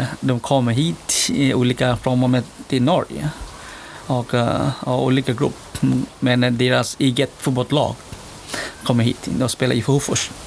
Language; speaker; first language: Swedish; non-native, learner; S'gaw Karen